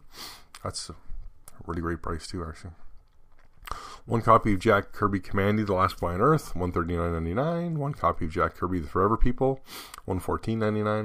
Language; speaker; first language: English; native; English